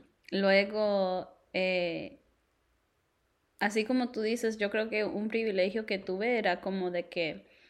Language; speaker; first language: Spanish; early bilingual, heritage; Spanish